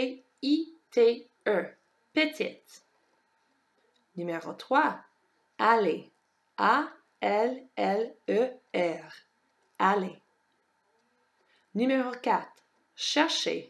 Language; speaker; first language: French; non-native, fluent; English